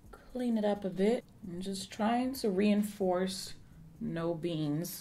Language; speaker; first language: English; early bilingual, other home language; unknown